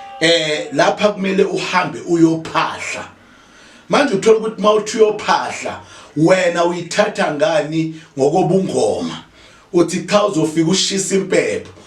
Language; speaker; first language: Zulu; native; Zulu